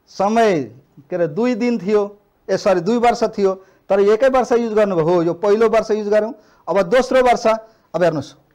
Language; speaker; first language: Nepali; non-native, local second language; Maithili